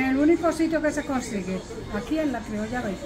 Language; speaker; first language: Spanish; native; Spanish